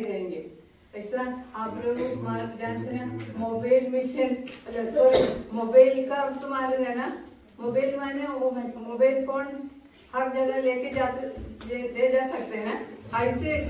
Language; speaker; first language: Hindi; non-native, local second language; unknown